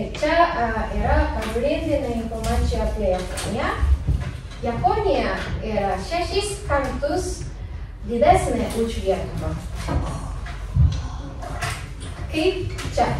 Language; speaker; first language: Lithuanian; non-native, learner; Japanese